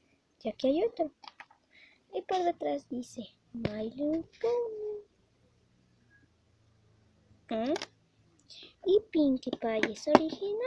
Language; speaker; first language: Spanish; native; Spanish